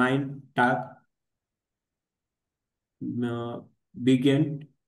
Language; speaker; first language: German; non-native, learner; Marathi